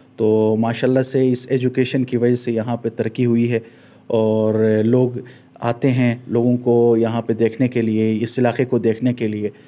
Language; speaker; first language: Urdu; non-native, local second language; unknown